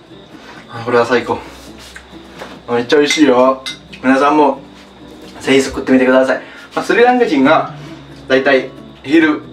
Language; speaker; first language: Japanese; non-native, fluent; Sinhala